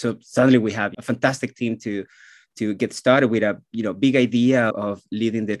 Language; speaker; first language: English; non-native, fluent; Spanish